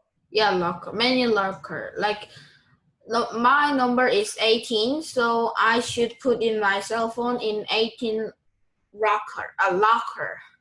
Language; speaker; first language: English; non-native, learner; Korean